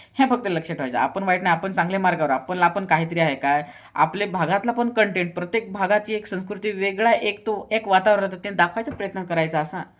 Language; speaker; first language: Marathi; non-native, local second language; Kukna